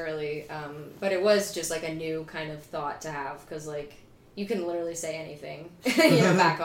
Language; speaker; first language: English; native; English